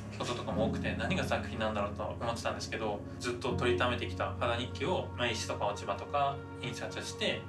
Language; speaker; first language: Japanese; native; Japanese